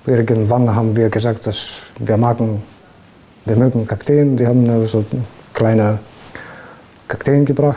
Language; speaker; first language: German; non-native, fluent; Greek